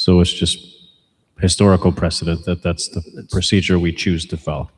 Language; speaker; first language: English; native; English